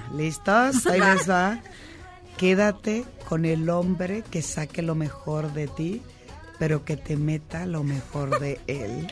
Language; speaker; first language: Spanish; native; Spanish